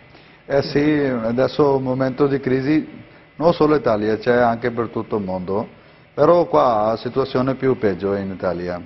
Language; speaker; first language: Italian; non-native, learner; Punjabi